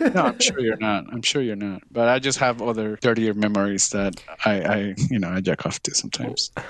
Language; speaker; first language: English; non-native, fluent; Spanish